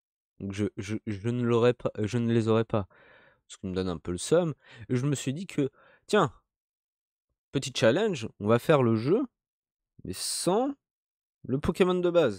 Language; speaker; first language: French; native; French